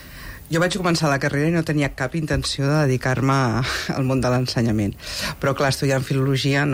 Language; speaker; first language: Catalan; native; Catalan